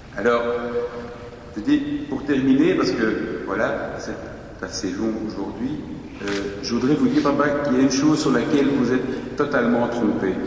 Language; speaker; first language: French; native; French